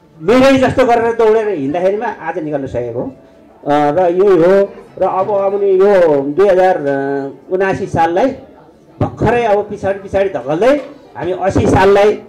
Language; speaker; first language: Nepali; non-native, local second language; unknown